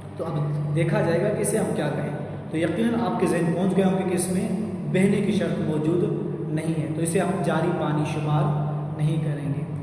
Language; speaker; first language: Urdu; non-native, local second language; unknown